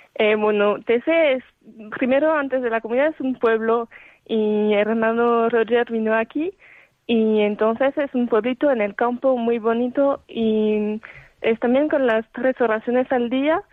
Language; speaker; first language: Spanish; non-native, fluent; French